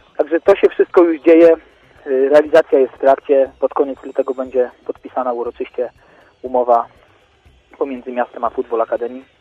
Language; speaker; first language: Polish; native; Polish